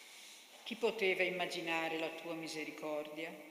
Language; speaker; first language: Italian; native; Italian